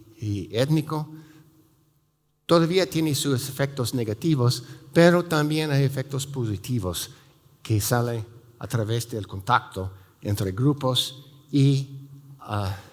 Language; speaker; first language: Spanish; non-native, fluent; English